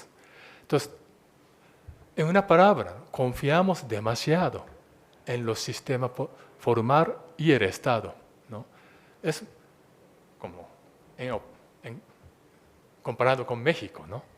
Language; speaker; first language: Spanish; non-native, fluent; Japanese